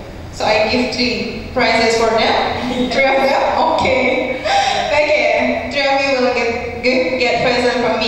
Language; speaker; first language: English; non-native, fluent; Indonesian